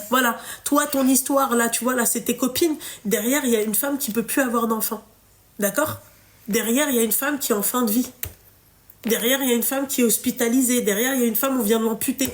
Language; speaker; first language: French; native; French